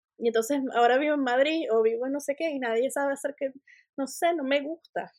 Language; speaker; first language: Spanish; native; Spanish